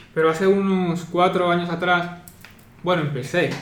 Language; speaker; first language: Spanish; native; Spanish